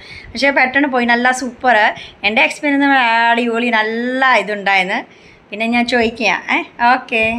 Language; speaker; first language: Malayalam; non-native, learner; Hindi